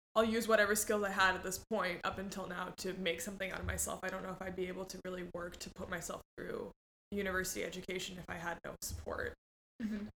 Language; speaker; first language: English; early bilingual, other home language; Spanish